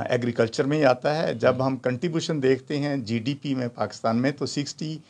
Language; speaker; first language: Urdu; non-native, local second language; Punjabi